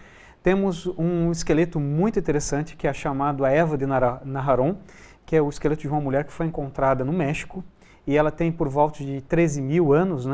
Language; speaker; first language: Portuguese; native; Portuguese